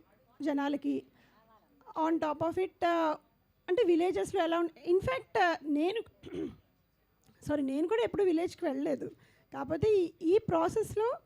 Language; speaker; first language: Telugu; native; Telugu